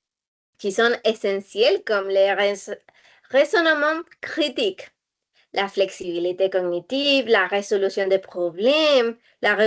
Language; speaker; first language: French; non-native, learner; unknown